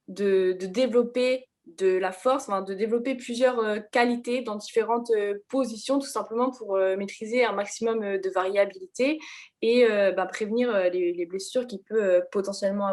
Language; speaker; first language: French; native; French